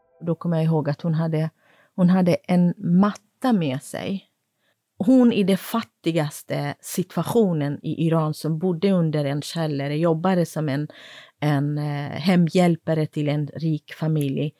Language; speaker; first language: Swedish; non-native, fluent; Kurdish